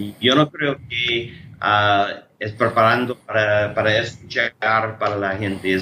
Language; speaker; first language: Spanish; non-native, learner; English